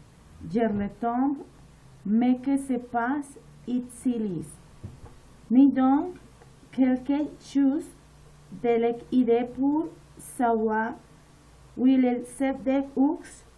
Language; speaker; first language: French; non-native, learner; Spanish